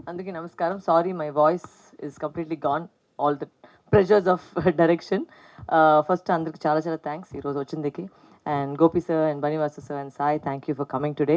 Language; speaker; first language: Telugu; non-native, local second language; Tamil